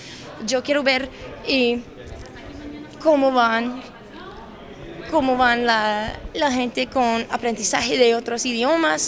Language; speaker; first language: Spanish; non-native, learner; English